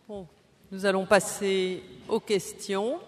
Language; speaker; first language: French; native; French